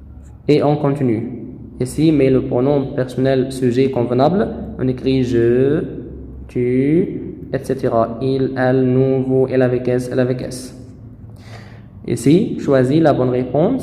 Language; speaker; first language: French; non-native, fluent; Arabic